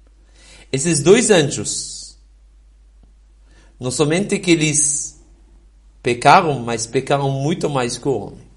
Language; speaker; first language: Portuguese; non-native, fluent; Hebrew